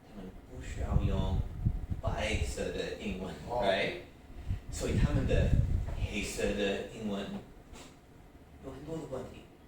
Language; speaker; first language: Chinese; non-native, learner; English